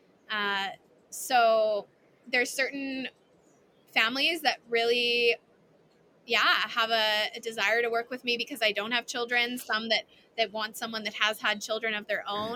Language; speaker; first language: English; native; English